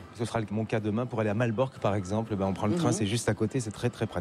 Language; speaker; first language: French; native; French